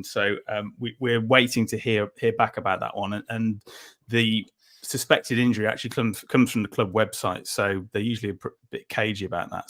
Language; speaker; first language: English; native; English